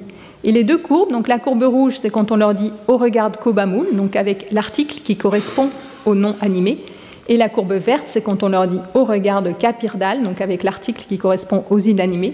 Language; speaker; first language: French; native; French